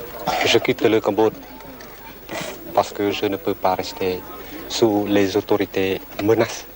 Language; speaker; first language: French; non-native, learner; Khmer